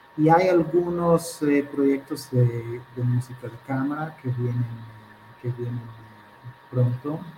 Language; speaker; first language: Spanish; non-native, fluent; Hebrew